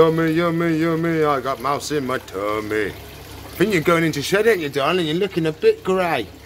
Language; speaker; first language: English; native; English